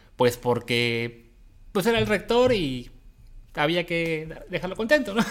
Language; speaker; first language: Spanish; native; Spanish